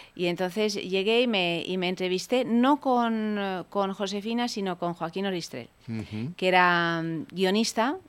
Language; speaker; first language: Spanish; early bilingual, other home language; Italian